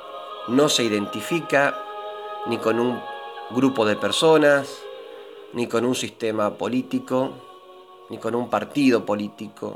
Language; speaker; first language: Spanish; native; Spanish